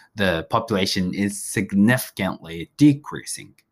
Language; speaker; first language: English; non-native, fluent; Japanese